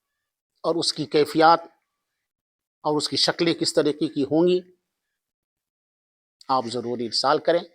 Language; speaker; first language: Urdu; native; Urdu